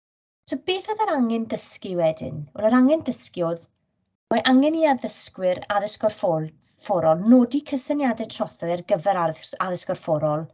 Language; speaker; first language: Welsh; native; Welsh